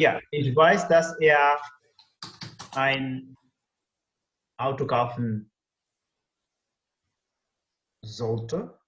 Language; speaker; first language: German; non-native, learner; English